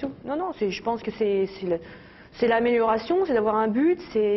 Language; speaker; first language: French; native; French